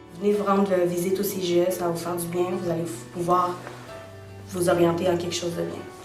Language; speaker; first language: French; native; French